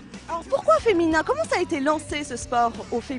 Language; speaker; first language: French; native; French